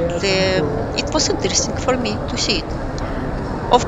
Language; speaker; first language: English; non-native, fluent; Russian